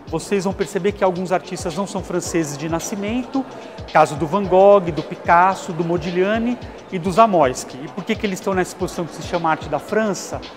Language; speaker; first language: Portuguese; native; Portuguese